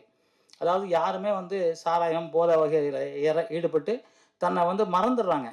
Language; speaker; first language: Tamil; native; Tamil